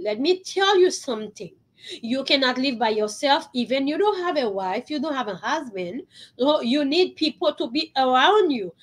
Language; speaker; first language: English; non-native, fluent; Haitian Creole